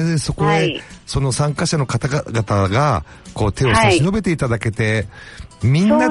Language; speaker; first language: Japanese; native; Japanese